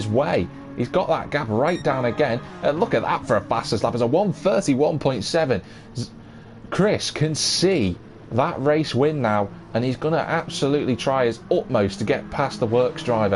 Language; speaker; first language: English; native; English